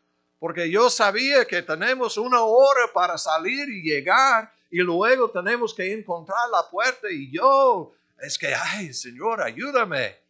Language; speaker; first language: Spanish; non-native, fluent; English